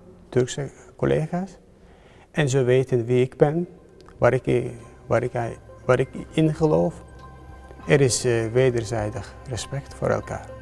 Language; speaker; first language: Dutch; non-native, fluent; Turkish